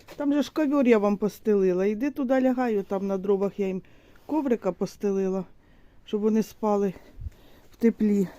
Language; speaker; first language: Ukrainian; native; Ukrainian